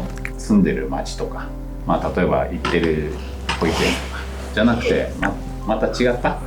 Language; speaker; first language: Japanese; native; Japanese